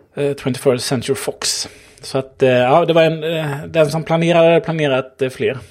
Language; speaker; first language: Swedish; native; Swedish